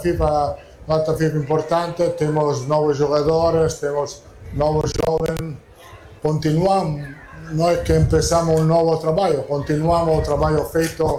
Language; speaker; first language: Portuguese; non-native, learner; Italian